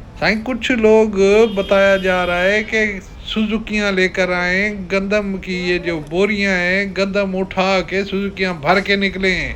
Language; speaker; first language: Urdu; non-native, local second language; Sindhi